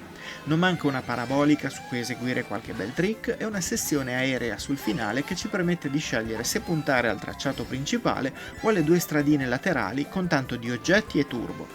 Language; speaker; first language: Italian; native; Italian